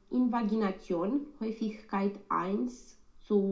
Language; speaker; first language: German; non-native, learner; Romanian